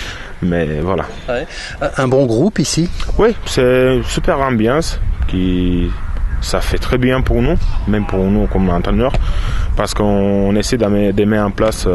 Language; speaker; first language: French; non-native, fluent; Romanian